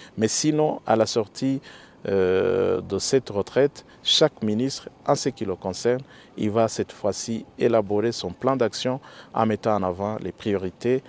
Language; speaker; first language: French; non-native, local second language; Rundi